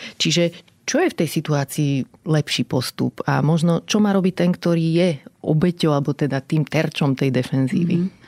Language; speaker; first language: Slovak; native; Slovak